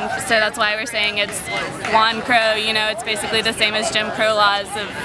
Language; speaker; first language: English; native; English